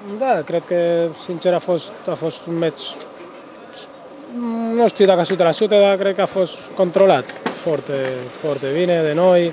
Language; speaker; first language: Romanian; non-native, fluent; Spanish